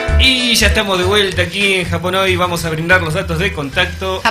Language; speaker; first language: Spanish; native; Spanish